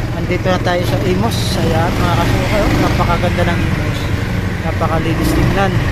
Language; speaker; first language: Filipino; native; Filipino